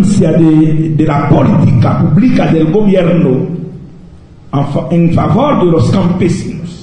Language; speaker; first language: Spanish; non-native, local second language; Haitian Creole